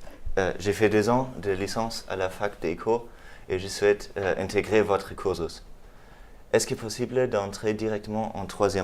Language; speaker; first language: French; non-native, fluent; German